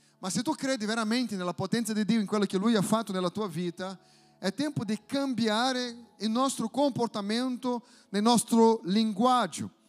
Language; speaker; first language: Italian; non-native, fluent; Portuguese